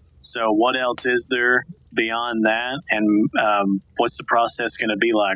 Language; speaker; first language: English; native; English